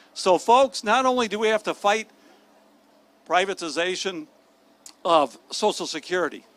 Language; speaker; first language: English; native; English